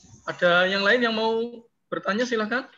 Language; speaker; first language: Indonesian; native; Indonesian